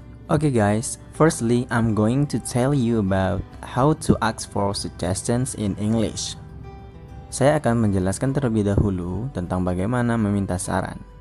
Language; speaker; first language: English; non-native, fluent; Indonesian